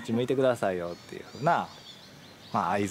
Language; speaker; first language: Japanese; native; Japanese